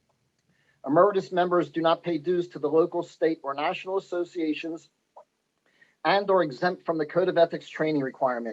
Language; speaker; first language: English; native; English